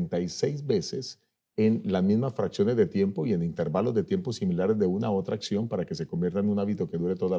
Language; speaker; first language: Spanish; native; Spanish